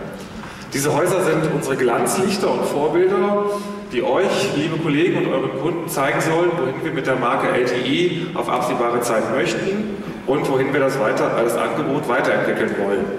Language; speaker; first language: German; native; German